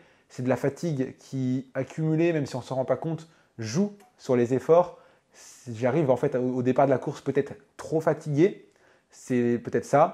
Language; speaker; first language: French; native; French